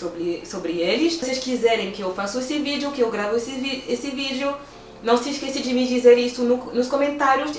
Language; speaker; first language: Portuguese; non-native, fluent; French